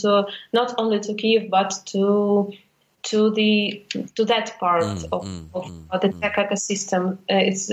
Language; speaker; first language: English; non-native, fluent; Ukrainian